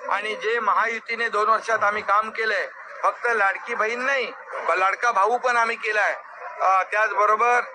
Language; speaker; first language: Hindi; non-native, local second language; Marathi